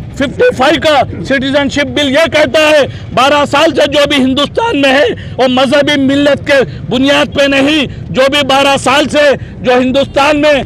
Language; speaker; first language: Urdu; native; Urdu